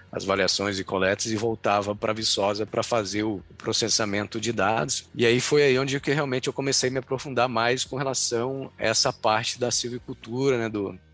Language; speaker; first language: Portuguese; native; Portuguese